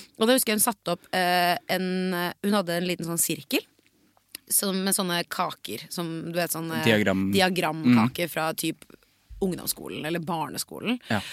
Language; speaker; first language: Norwegian; native; Norwegian